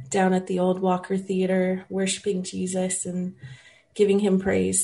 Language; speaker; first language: English; native; English